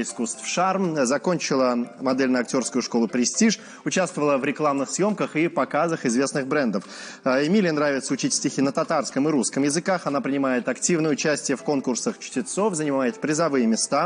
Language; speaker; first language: Russian; native; Russian